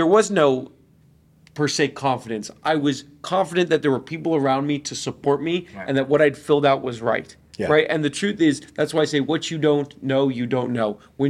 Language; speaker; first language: English; native; English